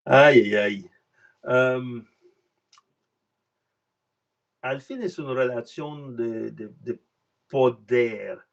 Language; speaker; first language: Spanish; non-native, learner; French